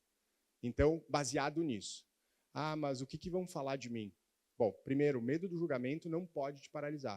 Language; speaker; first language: Portuguese; native; Portuguese